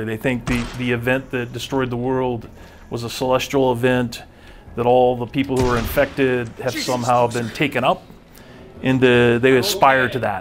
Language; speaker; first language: English; native; English